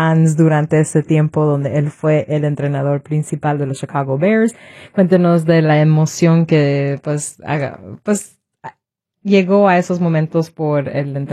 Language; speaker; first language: Spanish; early bilingual, heritage; Spanish